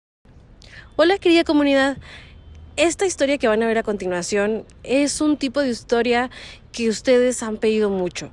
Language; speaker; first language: Spanish; native; Spanish